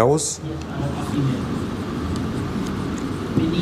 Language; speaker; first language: English; non-native, learner; Thai